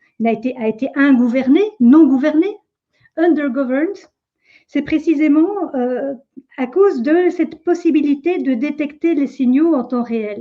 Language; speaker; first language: French; native; French